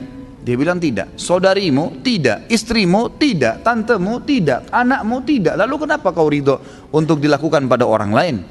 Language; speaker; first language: Indonesian; native; Indonesian